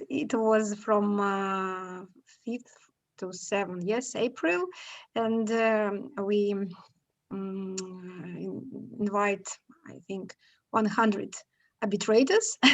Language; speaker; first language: English; non-native, learner; Russian